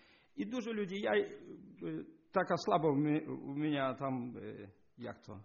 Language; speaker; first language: Polish; non-native, learner; Ukrainian